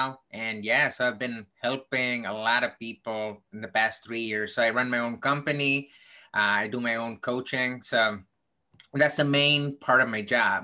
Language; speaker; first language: English; non-native, local second language; Tamil